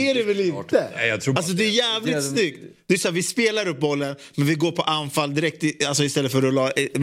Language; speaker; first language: Swedish; native; Swedish